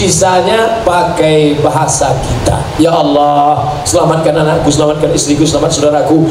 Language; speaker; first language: Indonesian; native; Indonesian